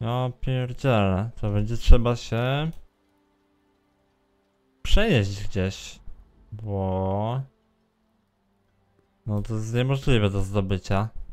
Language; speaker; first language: Polish; native; Polish